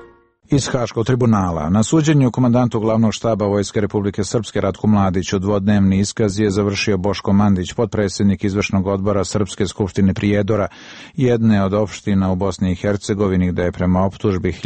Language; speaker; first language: Croatian; native; Croatian